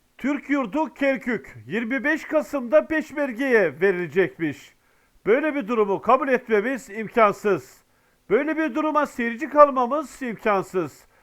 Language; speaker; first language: Turkish; native; Turkish